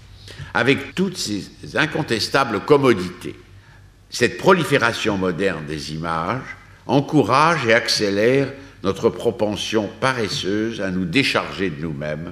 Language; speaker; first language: French; native; French